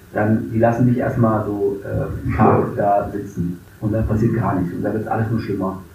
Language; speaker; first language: German; early bilingual, other home language; English